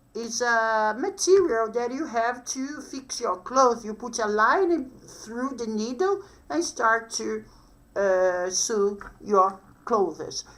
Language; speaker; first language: English; non-native, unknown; Portuguese